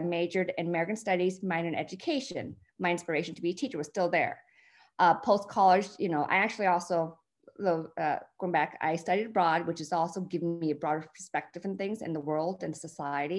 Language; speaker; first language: English; early bilingual, other home language; Vietnamese